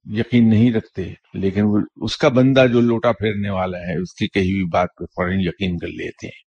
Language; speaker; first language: Urdu; native; Urdu